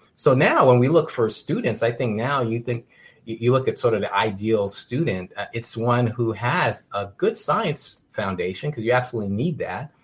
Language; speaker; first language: English; native; English